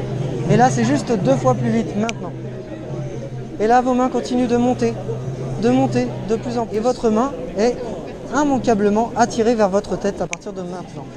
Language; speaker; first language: French; native; French